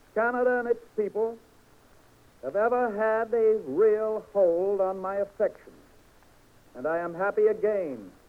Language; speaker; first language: English; native; English